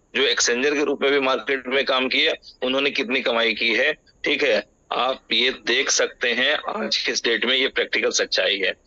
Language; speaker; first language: Hindi; native; Hindi